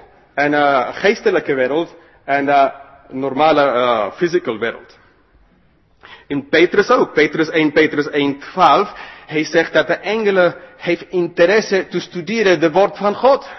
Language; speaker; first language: Dutch; non-native, fluent; English